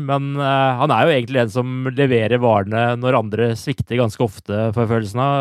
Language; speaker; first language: Norwegian; native; Norwegian